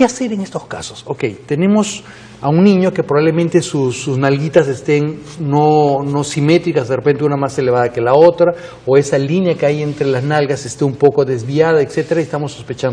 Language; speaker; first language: Spanish; native; Spanish